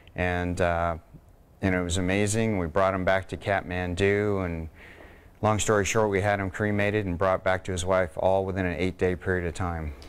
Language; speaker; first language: English; native; English